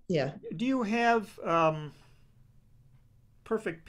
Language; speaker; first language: English; native; English